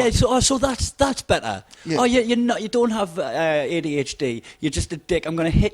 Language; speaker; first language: English; native; English